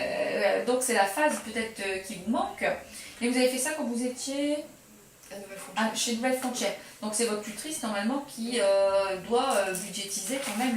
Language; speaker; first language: French; native; French